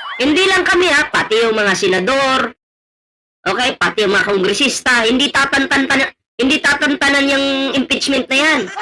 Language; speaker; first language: Filipino; non-native, local second language; Cebuano